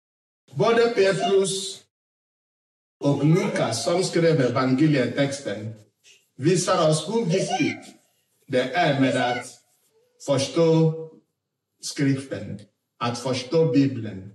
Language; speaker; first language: Swedish; non-native, fluent; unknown